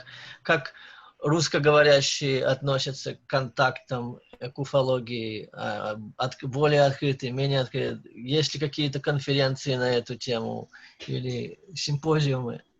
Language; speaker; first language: Russian; native; Russian